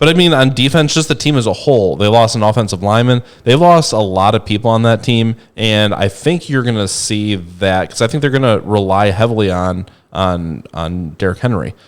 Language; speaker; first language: English; native; English